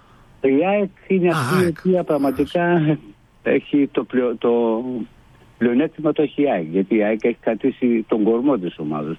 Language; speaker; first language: Greek; non-native, fluent; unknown